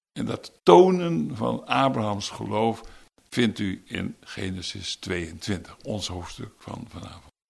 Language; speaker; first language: Dutch; native; Dutch